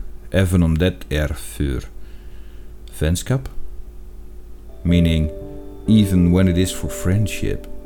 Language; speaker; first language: Swedish; non-native, learner; Dutch